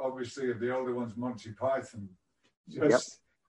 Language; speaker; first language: English; native; English